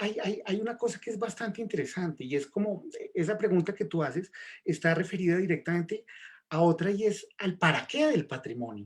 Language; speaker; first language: Spanish; native; Spanish